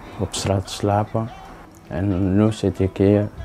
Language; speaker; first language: Dutch; non-native, learner; Portuguese